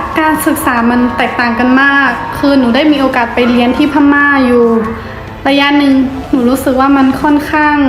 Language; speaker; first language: Thai; early bilingual, other home language; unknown